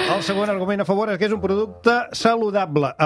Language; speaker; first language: Catalan; native; Catalan